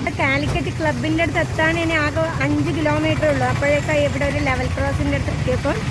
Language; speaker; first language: Malayalam; native; Malayalam